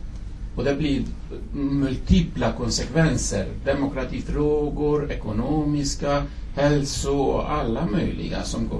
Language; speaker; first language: Swedish; non-native, fluent; Kurdish